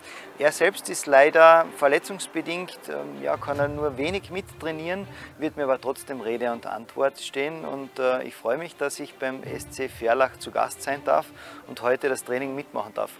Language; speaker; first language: German; native; German